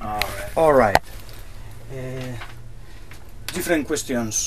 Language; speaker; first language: English; non-native, learner; Spanish